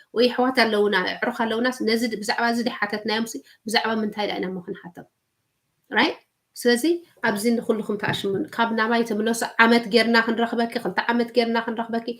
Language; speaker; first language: Tigrinya; early bilingual, heritage; Tigrinya